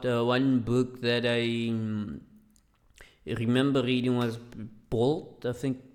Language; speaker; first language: English; non-native, local second language; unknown